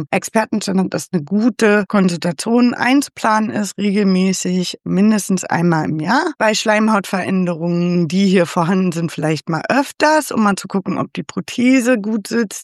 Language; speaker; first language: German; native; German